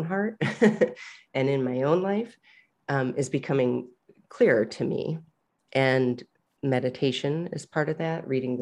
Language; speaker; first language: English; native; English